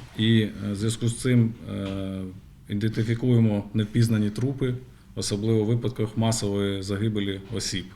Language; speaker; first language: Ukrainian; native; Ukrainian